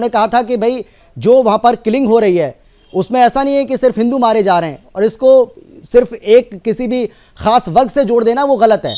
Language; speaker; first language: Hindi; native; Hindi